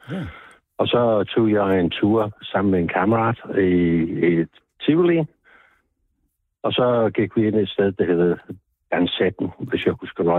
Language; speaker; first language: Danish; non-native, fluent; English